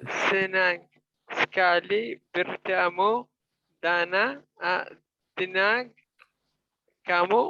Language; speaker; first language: Indonesian; non-native, learner; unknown